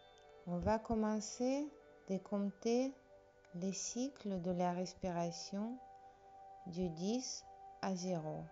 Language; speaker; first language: French; non-native, fluent; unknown